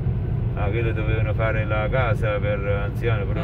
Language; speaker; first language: Italian; native; Italian